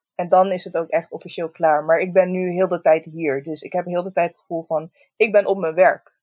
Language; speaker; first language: Dutch; native; Dutch